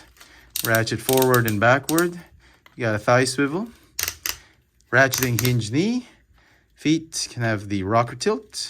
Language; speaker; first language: English; native; English